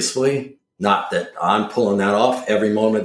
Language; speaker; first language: English; native; English